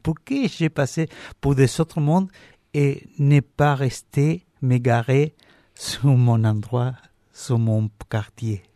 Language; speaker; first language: French; non-native, learner; Spanish